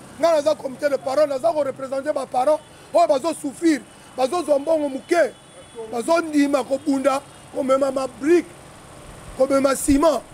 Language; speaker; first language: Lingala; native; Lingala